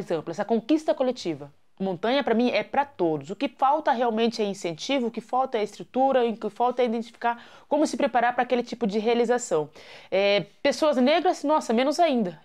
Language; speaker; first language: Portuguese; native; Portuguese